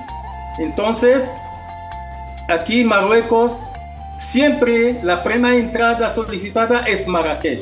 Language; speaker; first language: Spanish; non-native, fluent; Arabic